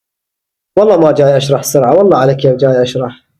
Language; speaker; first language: Arabic; native; Arabic